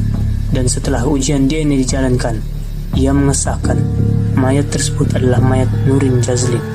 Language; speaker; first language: Malay; native; Malay